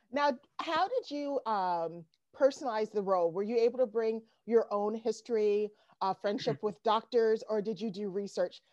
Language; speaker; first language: English; native; English